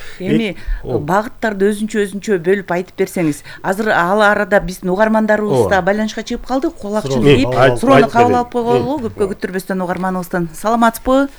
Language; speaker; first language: Kyrgyz; native; Kyrgyz